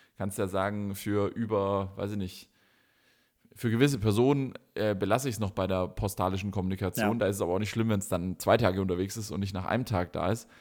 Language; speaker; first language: German; native; German